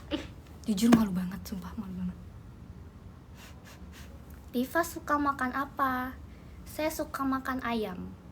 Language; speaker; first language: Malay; non-native, learner; Indonesian